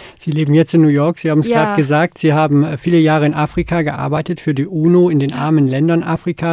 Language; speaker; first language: German; native; German